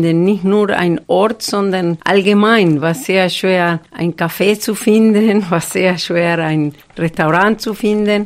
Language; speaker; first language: German; non-native, fluent; Spanish